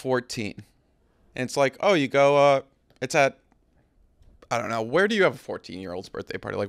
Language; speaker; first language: English; native; English